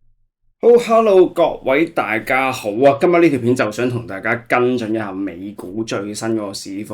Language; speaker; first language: Cantonese; native; Cantonese